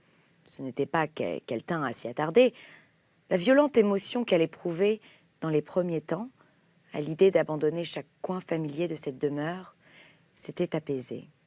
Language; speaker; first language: French; native; French